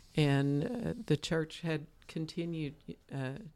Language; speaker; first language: English; native; English